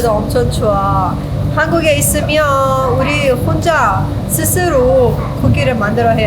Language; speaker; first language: Korean; non-native, learner; Persian